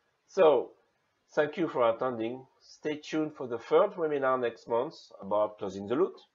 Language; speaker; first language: English; non-native, fluent; French